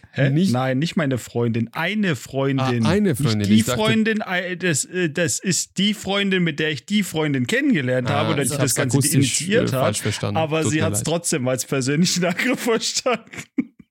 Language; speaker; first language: German; native; German